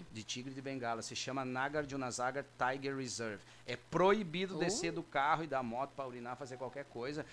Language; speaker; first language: Portuguese; native; Portuguese